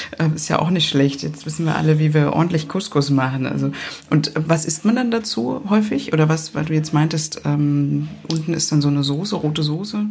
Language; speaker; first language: German; native; German